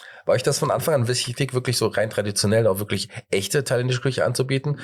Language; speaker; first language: German; native; German